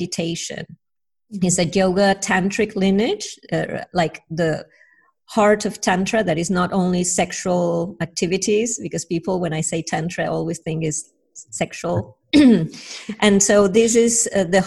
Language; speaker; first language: English; non-native, fluent; Spanish